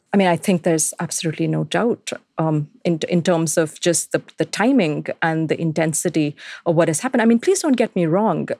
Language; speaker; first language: English; non-native, local second language; Hindi